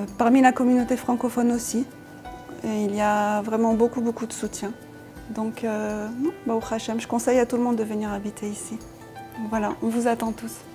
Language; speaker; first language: French; native; French